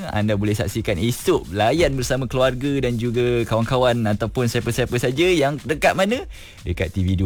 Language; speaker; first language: Malay; native; Malay